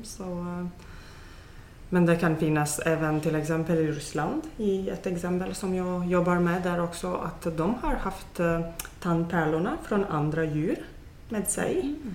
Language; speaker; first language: Swedish; non-native, fluent; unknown